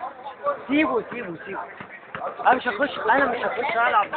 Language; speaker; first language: Arabic; native; Arabic